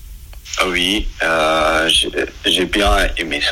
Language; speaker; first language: French; non-native, local second language; Arabic